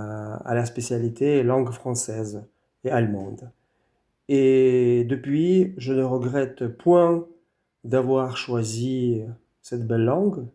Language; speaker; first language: French; non-native, fluent; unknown